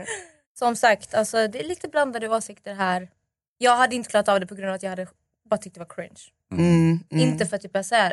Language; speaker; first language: Swedish; native; Swedish